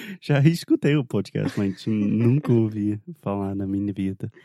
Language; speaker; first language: Portuguese; non-native, fluent; English